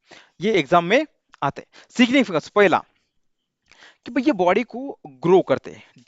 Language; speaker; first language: Hindi; non-native, local second language; Marathi